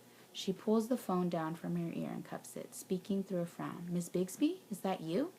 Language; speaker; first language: English; native; English